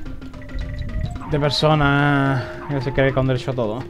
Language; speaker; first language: Spanish; native; Spanish